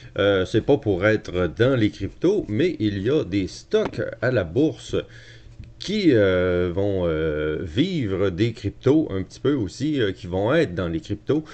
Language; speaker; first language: French; native; French